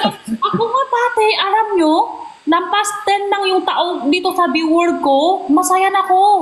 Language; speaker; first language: Filipino; non-native, learner; Korean